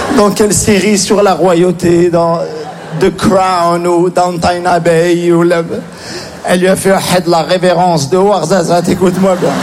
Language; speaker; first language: French; native; French